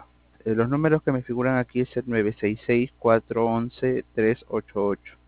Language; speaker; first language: Spanish; native; Spanish